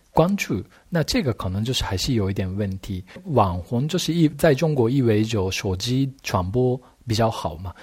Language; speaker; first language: Chinese; non-native, fluent; Japanese